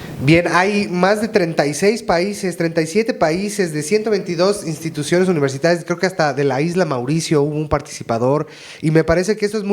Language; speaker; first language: Spanish; native; Spanish